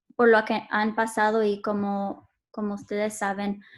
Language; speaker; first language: Spanish; early bilingual, heritage; Spanish